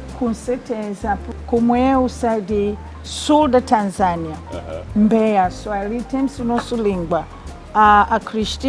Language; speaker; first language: Portuguese; non-native, fluent; Swahili